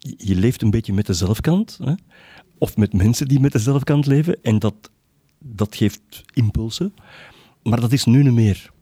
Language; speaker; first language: Dutch; native; Dutch